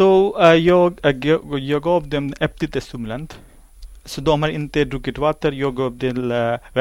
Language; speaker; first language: Swedish; non-native, learner; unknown